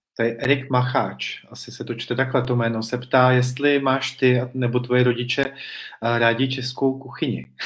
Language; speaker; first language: Czech; native; Czech